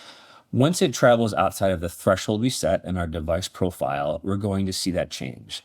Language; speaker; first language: English; native; English